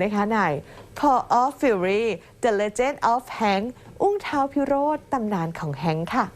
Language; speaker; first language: Thai; native; Thai